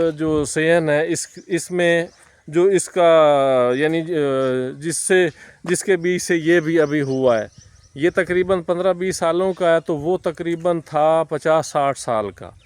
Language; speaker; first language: Urdu; non-native, local second language; Punjabi